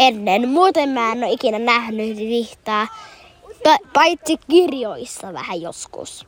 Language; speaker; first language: Finnish; early bilingual, heritage; Finnish